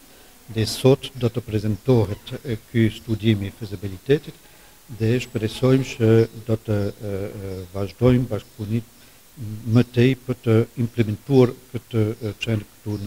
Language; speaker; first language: Albanian; non-native, fluent; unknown